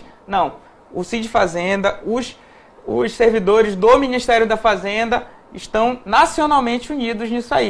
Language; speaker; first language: Portuguese; native; Portuguese